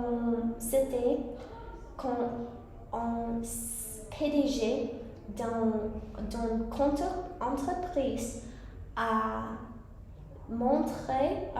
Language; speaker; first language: French; non-native, learner; English